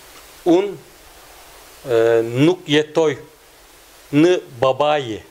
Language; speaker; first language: Albanian; non-native, learner; Turkish